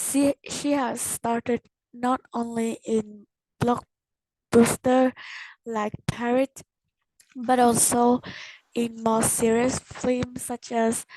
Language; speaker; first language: English; non-native, learner; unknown